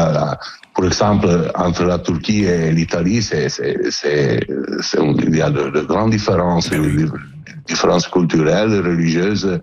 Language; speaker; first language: French; non-native, learner; Italian